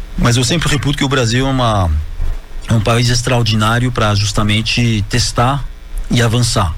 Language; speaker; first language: Portuguese; non-native, fluent; French